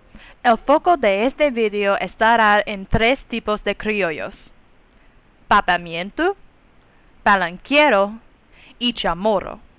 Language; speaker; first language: Spanish; non-native, learner; English